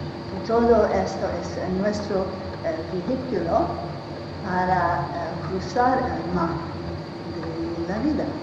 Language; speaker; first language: Spanish; non-native, learner; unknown